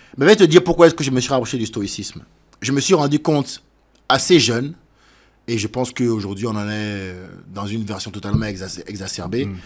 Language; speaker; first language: French; native; French